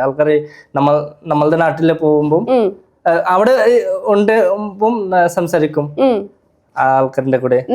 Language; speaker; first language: Malayalam; non-native, local second language; Bangla